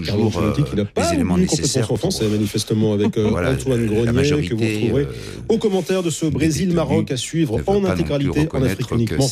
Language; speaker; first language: French; native; French